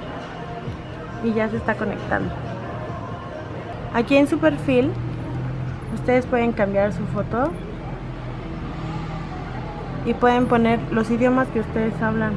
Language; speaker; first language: Spanish; native; Spanish